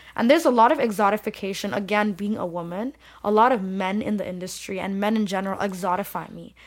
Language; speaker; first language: English; early bilingual, other home language; Bangla